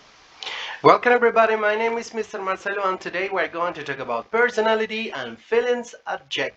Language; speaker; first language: English; non-native, fluent; Spanish